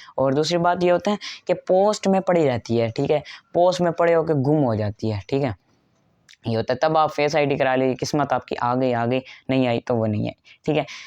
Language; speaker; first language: Urdu; native; Urdu